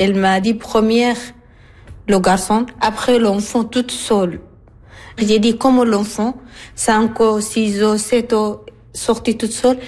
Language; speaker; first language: French; non-native, learner; Arabic